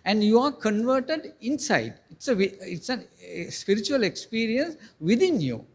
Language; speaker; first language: English; non-native, local second language; Sinhala